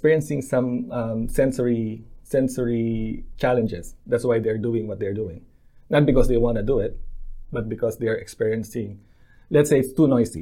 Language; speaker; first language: English; non-native, local second language; Filipino